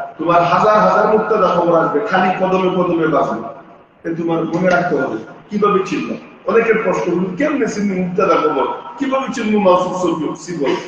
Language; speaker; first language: Bangla; native; Bangla